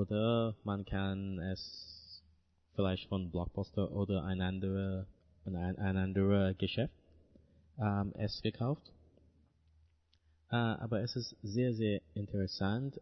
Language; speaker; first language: German; non-native, learner; English